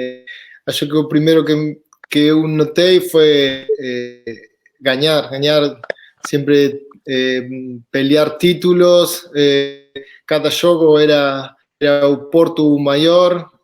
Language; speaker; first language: Portuguese; non-native, fluent; Spanish